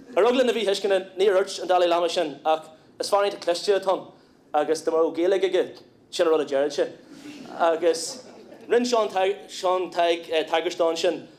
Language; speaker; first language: Irish; non-native, local second language; English